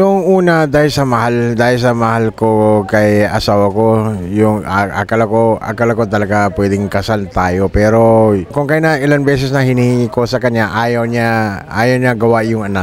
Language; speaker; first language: Filipino; non-native, learner; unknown